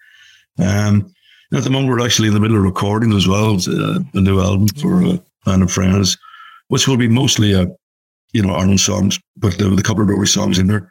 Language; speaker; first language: English; native; English